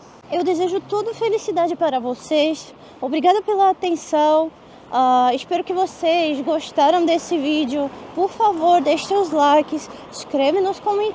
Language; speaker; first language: Portuguese; non-native, fluent; Armenian